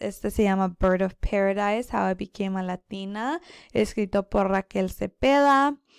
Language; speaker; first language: Spanish; early bilingual, other home language; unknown